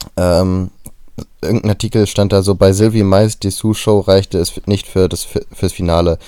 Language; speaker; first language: German; native; German